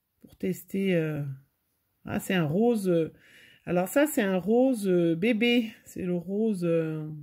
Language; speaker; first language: French; native; French